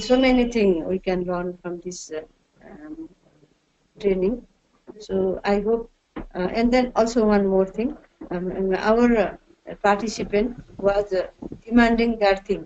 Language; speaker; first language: English; non-native, learner; Nepali